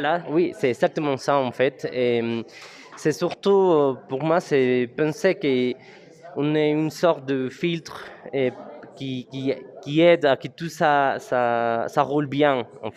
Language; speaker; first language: French; non-native, fluent; Spanish